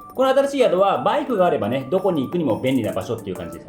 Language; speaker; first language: Japanese; native; Japanese